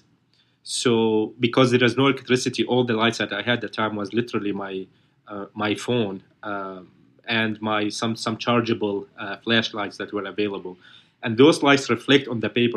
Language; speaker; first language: English; non-native, fluent; Arabic